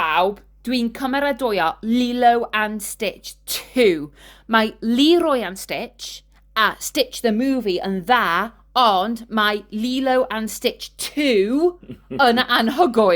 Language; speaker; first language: Welsh; non-native, learner; English